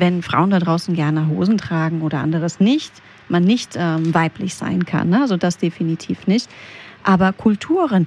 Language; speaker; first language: German; native; German